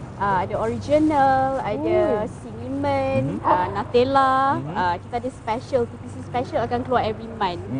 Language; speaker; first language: Malay; native; Malay